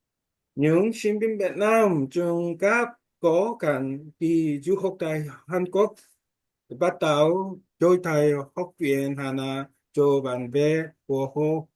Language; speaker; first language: Vietnamese; non-native, learner; Korean